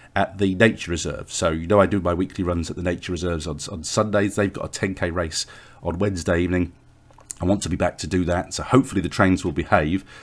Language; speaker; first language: English; native; English